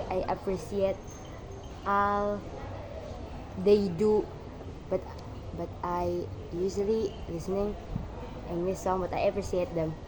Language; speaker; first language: English; non-native, learner; Indonesian